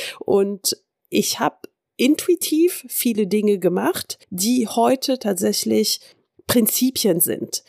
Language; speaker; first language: German; early bilingual, heritage; French